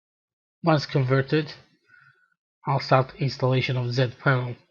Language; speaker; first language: English; non-native, fluent; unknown